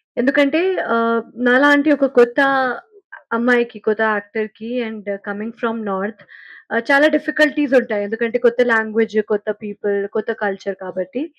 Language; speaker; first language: Telugu; non-native, learner; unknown